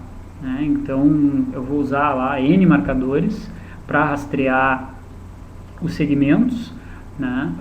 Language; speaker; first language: Portuguese; native; Portuguese